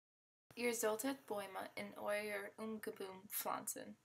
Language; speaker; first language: German; non-native, learner; English